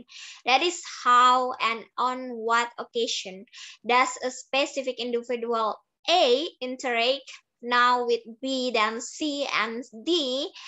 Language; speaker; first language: English; non-native, learner; Indonesian